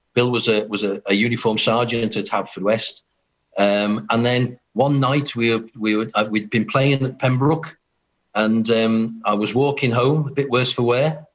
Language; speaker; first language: English; native; English